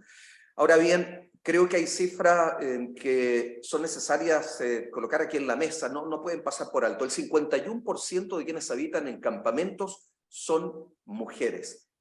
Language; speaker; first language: Spanish; native; Spanish